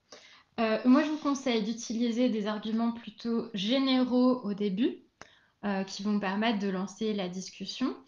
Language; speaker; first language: French; native; French